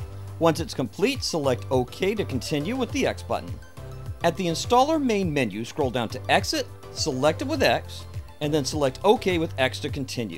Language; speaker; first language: English; native; English